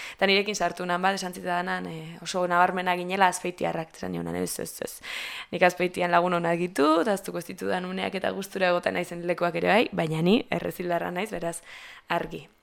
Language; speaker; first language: Basque; native; Basque